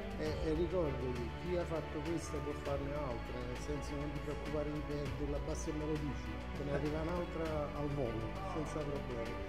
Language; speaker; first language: Italian; native; Italian